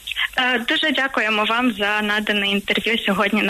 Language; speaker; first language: Ukrainian; native; Ukrainian